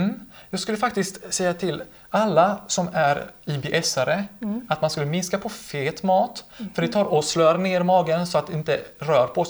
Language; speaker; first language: Swedish; native; Swedish